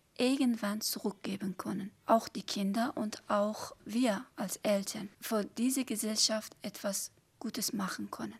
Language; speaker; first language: German; non-native, learner; Persian